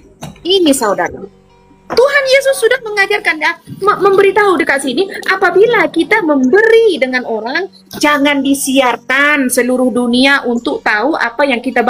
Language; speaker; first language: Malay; non-native, local second language; Madurese